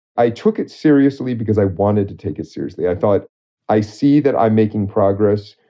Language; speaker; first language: English; native; English